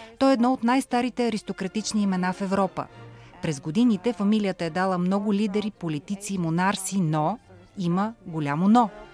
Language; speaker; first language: Bulgarian; early bilingual, heritage; Bulgarian